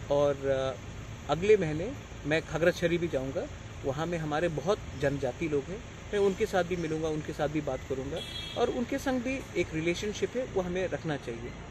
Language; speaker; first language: Hindi; non-native, local second language; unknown